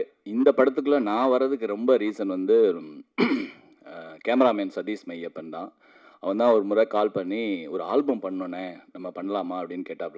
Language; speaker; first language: Tamil; native; Tamil